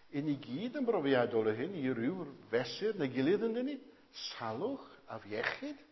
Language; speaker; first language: Welsh; native; Welsh